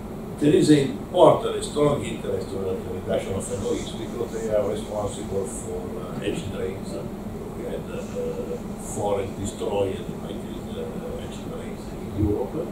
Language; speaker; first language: English; non-native, learner; Italian